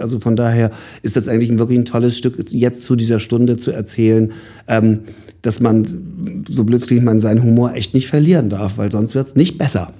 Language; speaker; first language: German; native; German